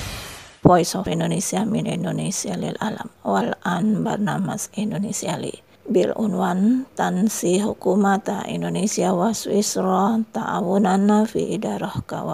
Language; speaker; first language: Arabic; non-native, fluent; Indonesian